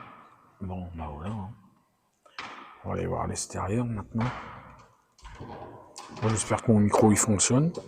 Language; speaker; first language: French; native; French